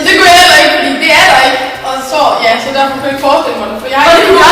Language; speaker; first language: Danish; native; Danish